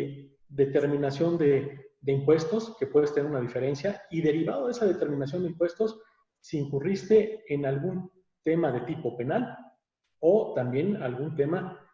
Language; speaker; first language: Spanish; native; Spanish